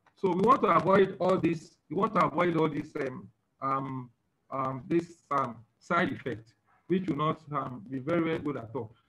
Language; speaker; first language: English; non-native, local second language; Yoruba